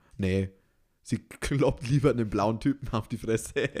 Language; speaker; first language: German; native; German